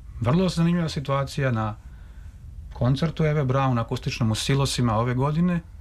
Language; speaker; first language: Serbian; native; Serbian